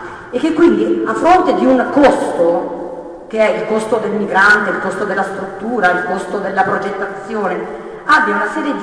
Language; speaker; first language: Italian; native; Italian